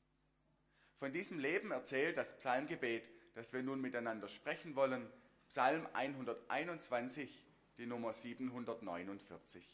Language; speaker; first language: German; native; German